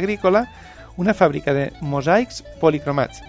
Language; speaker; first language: Catalan; native; Catalan